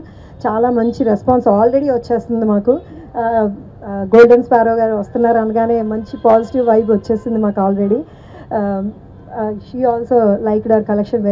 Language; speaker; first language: Telugu; native; Telugu